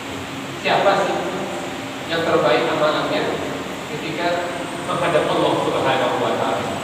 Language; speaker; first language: Indonesian; native; Indonesian